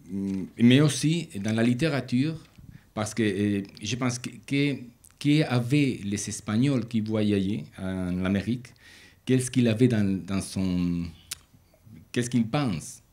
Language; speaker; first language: French; non-native, learner; Spanish